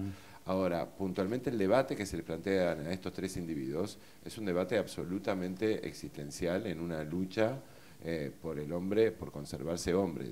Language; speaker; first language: Spanish; native; Spanish